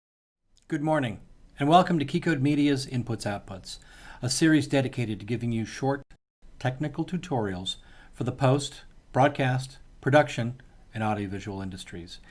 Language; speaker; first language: English; native; English